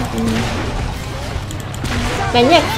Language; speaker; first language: Hungarian; native; Hungarian